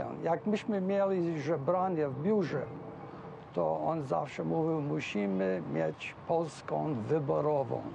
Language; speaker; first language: Polish; early bilingual, heritage; English